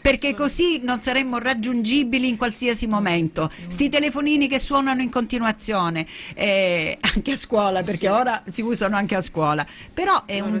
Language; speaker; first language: Italian; native; Italian